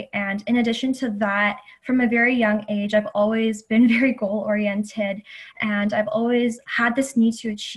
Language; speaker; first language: English; native; English